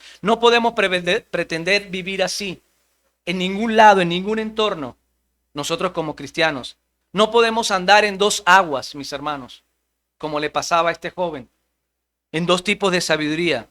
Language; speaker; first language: Spanish; native; Spanish